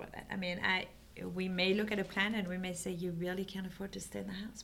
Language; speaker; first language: English; non-native, fluent; French